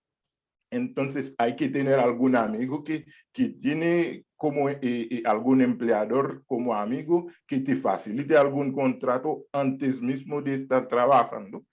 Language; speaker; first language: Spanish; non-native, fluent; Haitian Creole